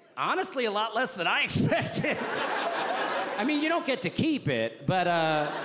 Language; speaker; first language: English; native; English